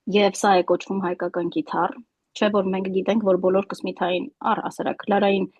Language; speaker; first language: Armenian; native; Armenian